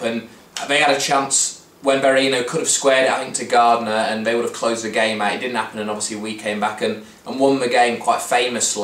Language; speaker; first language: English; native; English